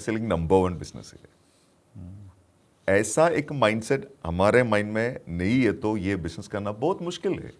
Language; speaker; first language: Hindi; non-native, local second language; Malayalam